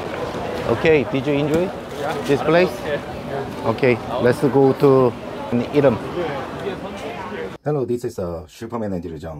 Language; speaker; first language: English; non-native, learner; Korean